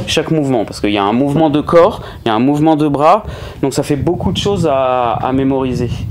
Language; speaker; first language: French; native; French